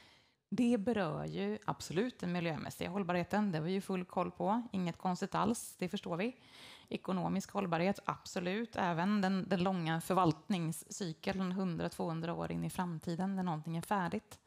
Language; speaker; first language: Swedish; native; Swedish